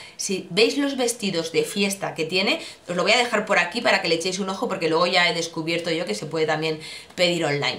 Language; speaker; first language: Spanish; native; Spanish